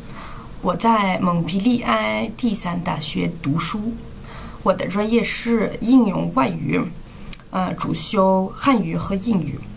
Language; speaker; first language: Chinese; non-native, learner; French